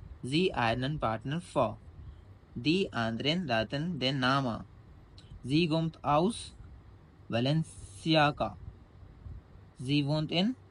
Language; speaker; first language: German; non-native, learner; Hindi